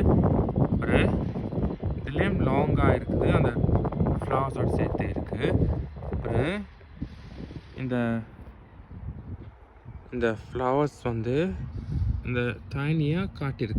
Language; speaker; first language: Tamil; early bilingual, heritage; Tamil